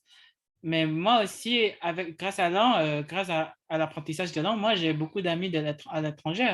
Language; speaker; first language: French; non-native, learner; English